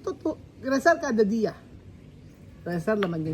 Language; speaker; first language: Spanish; non-native, learner; Filipino